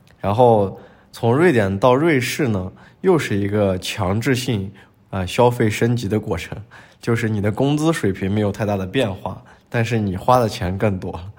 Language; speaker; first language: Chinese; native; Chinese